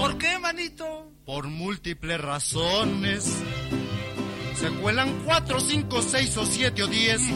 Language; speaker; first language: Spanish; native; Spanish